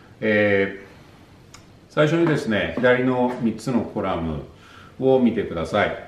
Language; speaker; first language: Japanese; native; Japanese